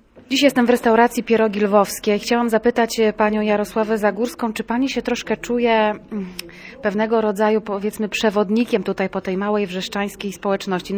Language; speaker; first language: Polish; native; Polish